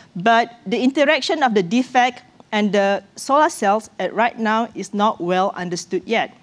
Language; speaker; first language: English; non-native, local second language; Malay